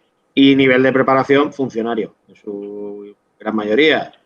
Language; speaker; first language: Spanish; native; Spanish